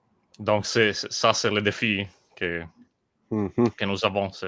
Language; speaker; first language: French; non-native, learner; Italian